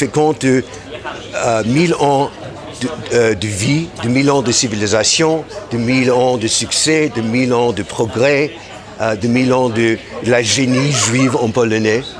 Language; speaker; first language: French; non-native, fluent; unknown